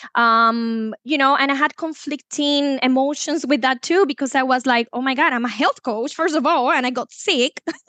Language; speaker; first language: English; non-native, fluent; Spanish